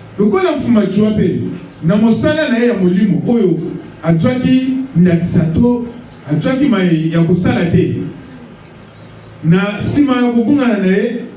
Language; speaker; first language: Lingala; non-native, local second language; Kongo